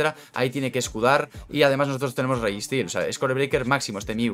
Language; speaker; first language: Spanish; native; Spanish